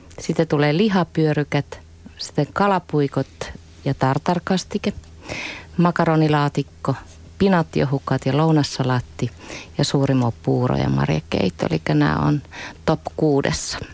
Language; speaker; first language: Finnish; native; Finnish